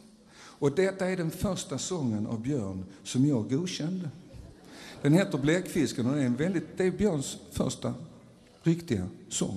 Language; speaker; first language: Swedish; native; Swedish